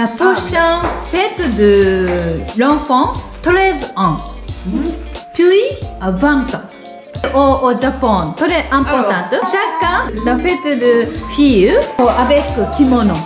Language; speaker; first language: French; non-native, learner; Japanese